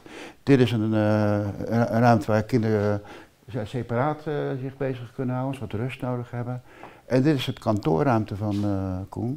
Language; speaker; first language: Dutch; native; Dutch